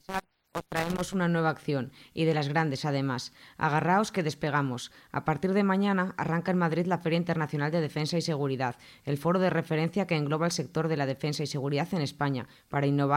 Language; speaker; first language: Spanish; native; Spanish